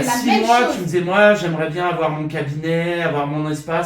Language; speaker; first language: French; native; French